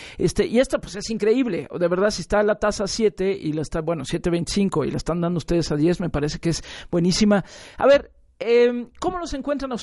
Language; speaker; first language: Spanish; native; Spanish